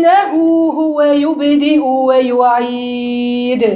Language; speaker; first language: Arabic; native; Arabic